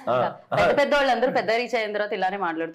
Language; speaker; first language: Telugu; native; Telugu